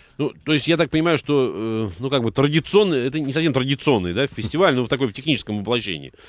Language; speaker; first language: Russian; native; Russian